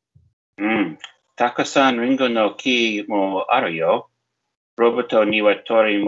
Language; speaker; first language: Japanese; non-native, learner; English